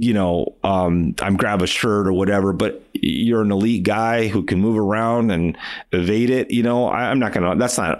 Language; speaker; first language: English; native; English